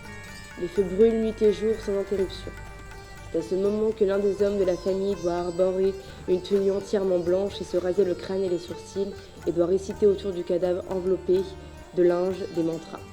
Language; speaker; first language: French; native; French